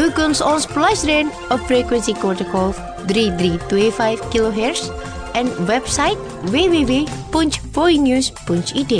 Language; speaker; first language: Dutch; non-native, fluent; Indonesian